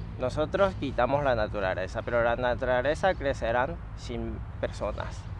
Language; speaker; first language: Spanish; non-native, fluent; Japanese